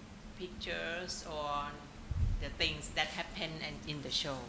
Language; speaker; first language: English; non-native, learner; Thai